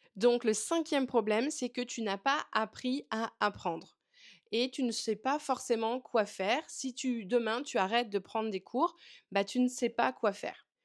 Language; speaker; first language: French; native; French